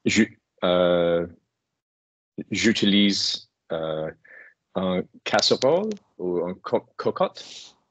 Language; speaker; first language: French; non-native, fluent; English